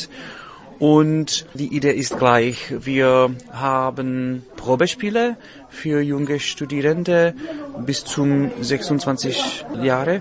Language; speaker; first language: German; non-native, learner; Czech